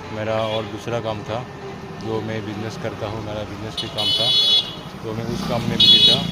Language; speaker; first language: Hindi; non-native, local second language; Assamese